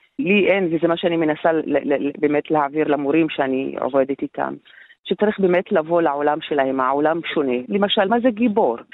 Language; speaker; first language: Hebrew; non-native, local second language; Arabic